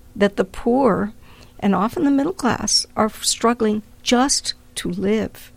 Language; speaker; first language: English; early bilingual, other home language; Spanish